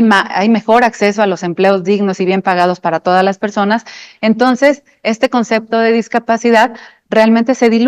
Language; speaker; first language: Spanish; native; Spanish